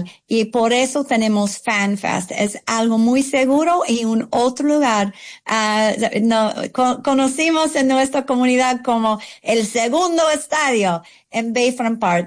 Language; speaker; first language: Spanish; non-native, fluent; English